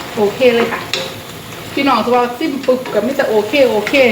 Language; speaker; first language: Thai; non-native, local second language; Northeastern Thai